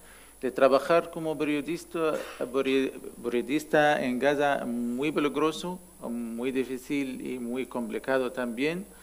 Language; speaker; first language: Spanish; non-native, learner; Arabic